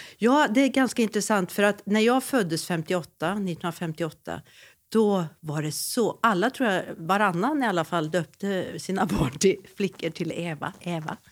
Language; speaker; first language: Swedish; native; Swedish